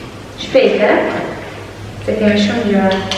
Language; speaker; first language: Albanian; early bilingual, heritage; Albanian